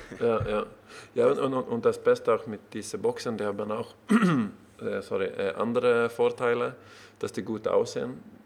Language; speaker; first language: German; non-native, learner; Swedish